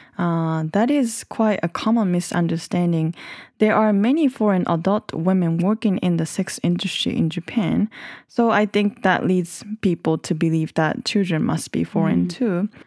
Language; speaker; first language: English; non-native, fluent; Japanese